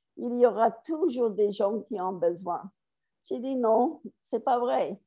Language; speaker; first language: French; non-native, fluent; English